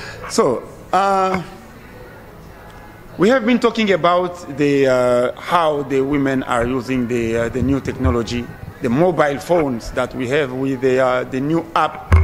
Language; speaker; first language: English; non-native, fluent; Swahili